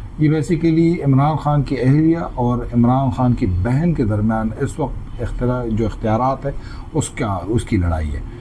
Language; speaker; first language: Urdu; non-native, local second language; Pashto